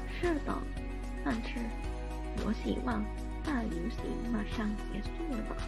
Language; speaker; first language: Chinese; non-native, learner; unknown